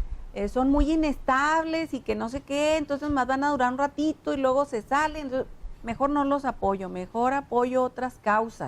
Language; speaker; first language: Spanish; native; Spanish